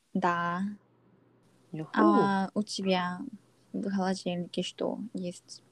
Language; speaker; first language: Russian; non-native, learner; Korean